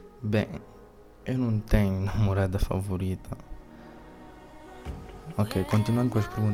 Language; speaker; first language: Portuguese; early bilingual, heritage; Portuguese